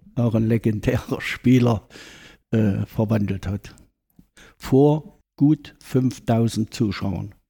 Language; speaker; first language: German; native; German